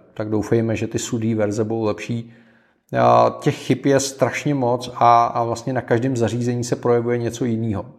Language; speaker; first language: Czech; native; Czech